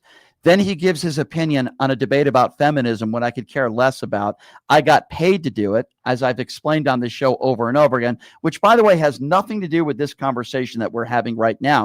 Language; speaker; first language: English; native; English